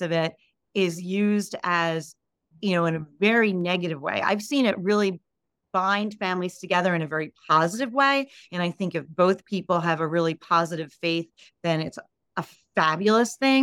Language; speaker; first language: English; native; English